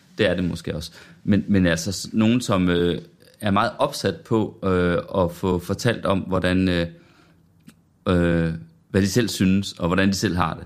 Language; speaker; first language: Danish; native; Danish